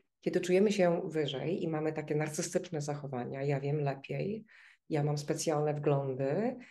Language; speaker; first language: Polish; native; Polish